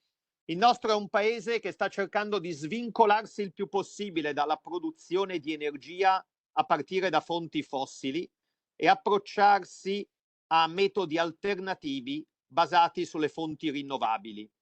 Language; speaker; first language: Italian; native; Italian